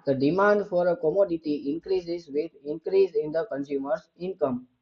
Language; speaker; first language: English; non-native, local second language; Gujarati